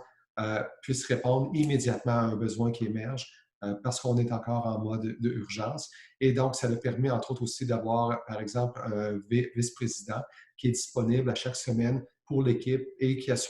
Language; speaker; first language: French; native; French